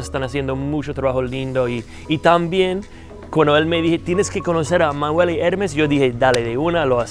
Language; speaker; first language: Spanish; non-native, fluent; English